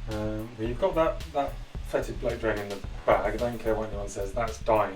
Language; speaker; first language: English; native; English